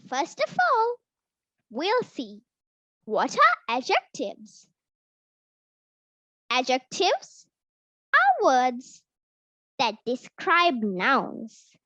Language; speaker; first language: English; non-native, local second language; Sinhala